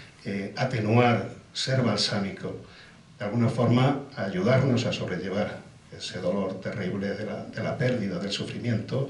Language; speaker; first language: Spanish; native; Spanish